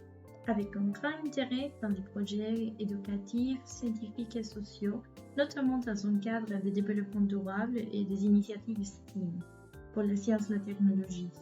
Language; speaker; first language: French; non-native, fluent; Spanish